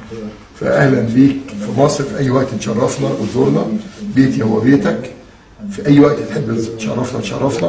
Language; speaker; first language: Arabic; native; Arabic